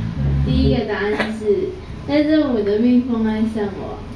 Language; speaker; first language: Chinese; native; Chinese